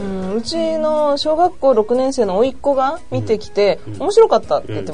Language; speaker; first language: Japanese; native; Japanese